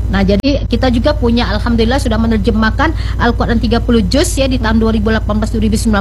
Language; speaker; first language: Indonesian; native; Indonesian